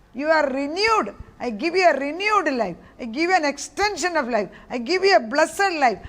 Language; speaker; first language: English; non-native, local second language; Malayalam